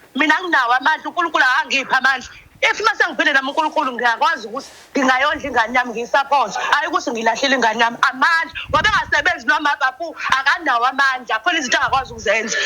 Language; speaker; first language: Zulu; native; Zulu